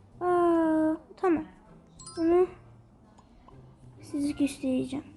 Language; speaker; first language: Turkish; early bilingual, heritage; Turkish